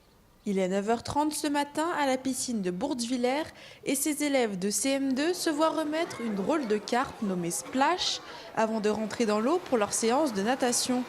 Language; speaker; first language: French; native; French